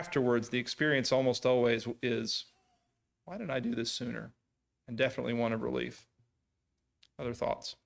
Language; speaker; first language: English; native; English